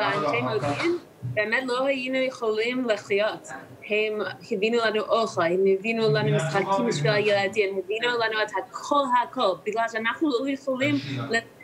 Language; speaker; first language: Hebrew; non-native, learner; English